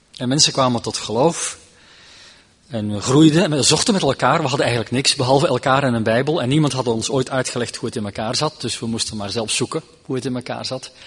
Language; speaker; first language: Dutch; native; Dutch